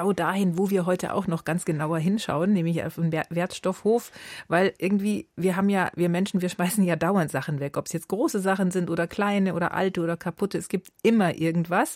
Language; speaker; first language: German; native; German